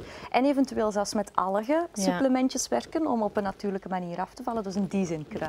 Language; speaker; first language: Dutch; native; Dutch